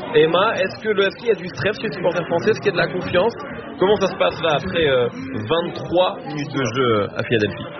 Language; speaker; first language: French; early bilingual, other home language; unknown